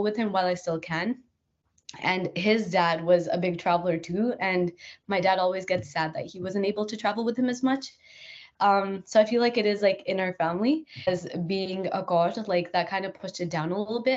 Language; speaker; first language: English; native; English